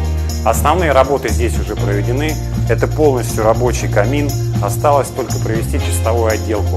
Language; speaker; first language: Russian; native; Russian